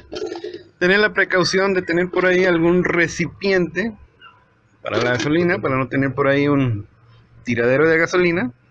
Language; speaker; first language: Spanish; native; Spanish